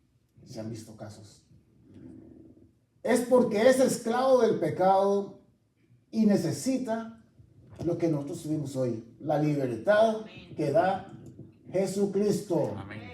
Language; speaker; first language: Spanish; native; Spanish